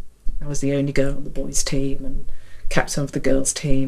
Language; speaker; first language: English; native; English